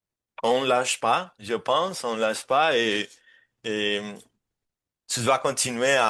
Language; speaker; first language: French; non-native, learner; Spanish